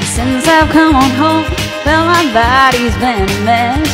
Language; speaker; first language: English; non-native, local second language; Filipino